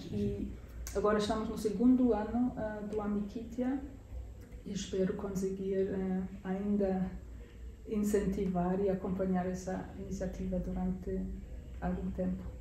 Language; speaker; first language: Portuguese; non-native, fluent; German